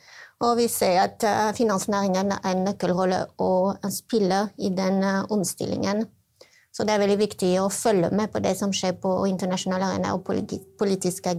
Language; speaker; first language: Norwegian; non-native, fluent; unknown